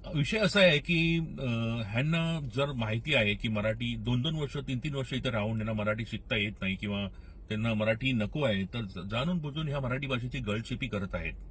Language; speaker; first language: Marathi; native; Marathi